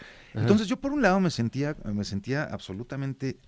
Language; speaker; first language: Spanish; native; Spanish